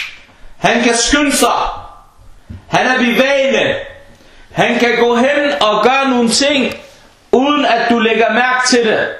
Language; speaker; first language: Danish; non-native, fluent; Arabic